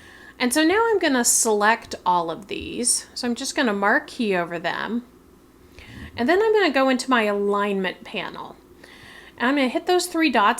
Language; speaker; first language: English; native; English